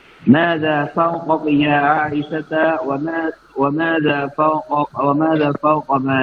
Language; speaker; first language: Arabic; non-native, learner; Bangla